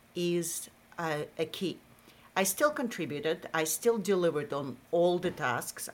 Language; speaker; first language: English; non-native, fluent; Russian